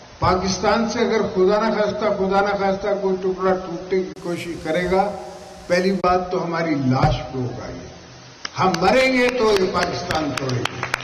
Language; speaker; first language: Urdu; non-native, local second language; Saraiki